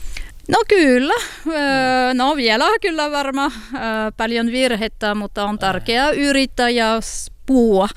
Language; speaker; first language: Finnish; non-native, learner; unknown